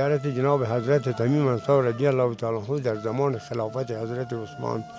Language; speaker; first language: Persian; native; Persian